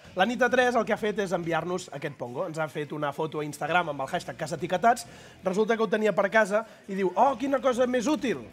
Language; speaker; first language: Catalan; non-native, local second language; Spanish